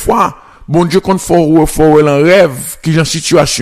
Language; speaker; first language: French; non-native, local second language; Haitian Creole